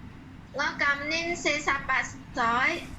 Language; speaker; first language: Cantonese; non-native, learner; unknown